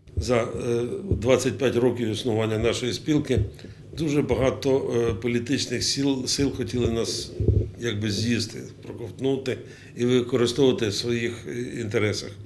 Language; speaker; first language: Ukrainian; native; Ukrainian